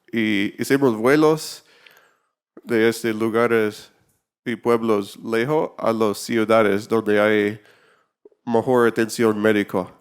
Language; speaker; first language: Spanish; non-native, learner; English